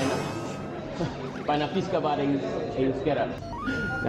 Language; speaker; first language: Basque; non-native, learner; English